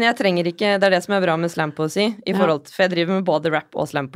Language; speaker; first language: Norwegian; early bilingual, other home language; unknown